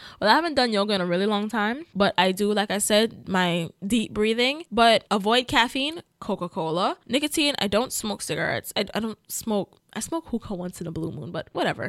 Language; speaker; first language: English; native; English